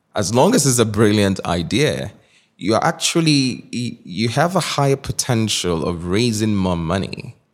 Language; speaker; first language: English; non-native, local second language; Igbo